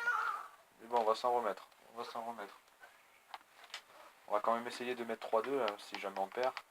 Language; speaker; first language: French; native; French